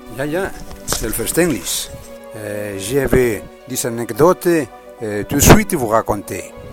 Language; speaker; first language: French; non-native, learner; Spanish